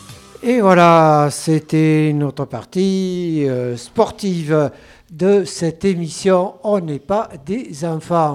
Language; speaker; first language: French; native; French